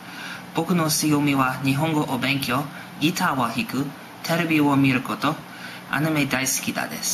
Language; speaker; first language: Japanese; non-native, learner; English